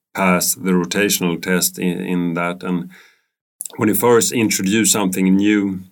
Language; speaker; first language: English; non-native, fluent; Swedish